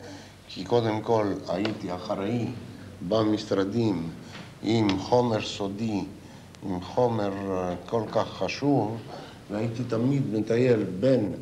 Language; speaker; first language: Hebrew; non-native, fluent; Ladino